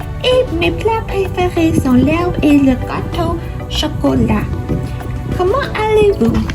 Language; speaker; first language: French; non-native, fluent; English